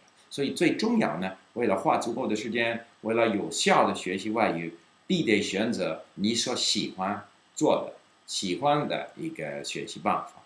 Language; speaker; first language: Chinese; non-native, fluent; English